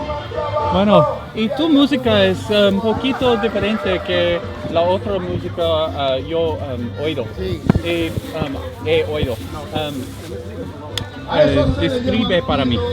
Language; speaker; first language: Spanish; non-native, learner; English